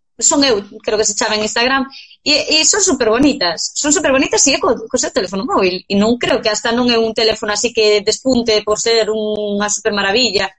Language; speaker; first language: Galician; native; Galician